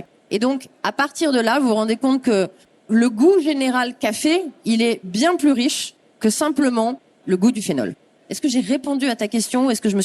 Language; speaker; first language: French; native; French